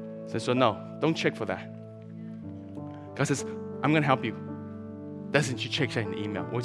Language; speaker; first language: English; early bilingual, other home language; Chinese